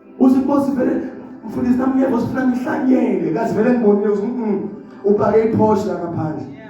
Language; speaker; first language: Zulu; non-native, local second language; Swati